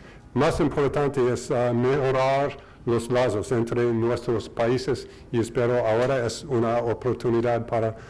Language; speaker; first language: Spanish; non-native, learner; English